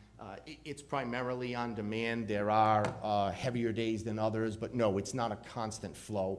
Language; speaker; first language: English; native; English